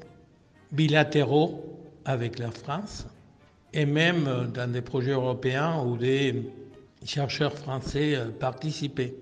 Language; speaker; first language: French; non-native, fluent; Spanish